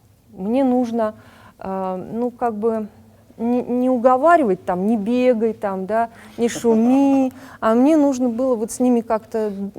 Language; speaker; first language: Russian; native; Russian